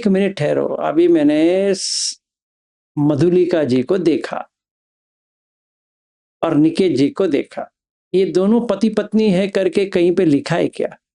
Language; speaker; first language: Hindi; native; Hindi